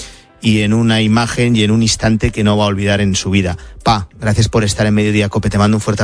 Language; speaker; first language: Spanish; native; Spanish